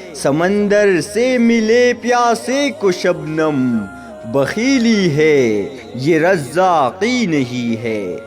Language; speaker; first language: Urdu; native; Urdu